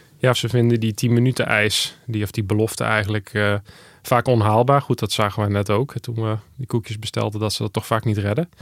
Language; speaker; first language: Dutch; native; Dutch